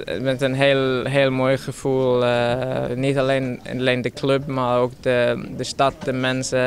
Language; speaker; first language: Dutch; non-native, learner; Norwegian